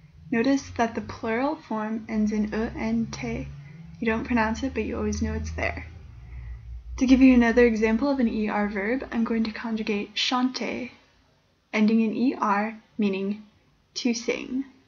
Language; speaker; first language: English; native; English